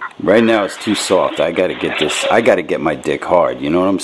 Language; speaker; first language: English; native; English